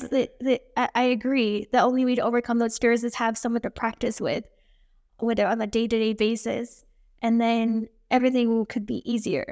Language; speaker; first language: English; native; English